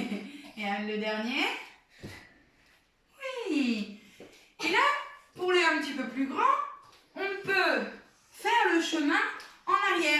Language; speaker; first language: French; native; French